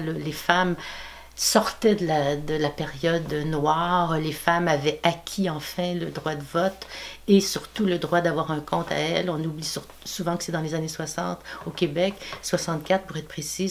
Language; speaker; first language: French; native; French